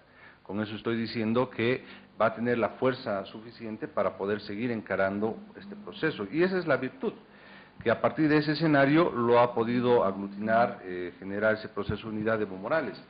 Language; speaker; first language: Spanish; native; Spanish